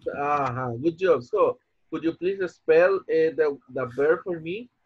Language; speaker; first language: English; non-native, fluent; Spanish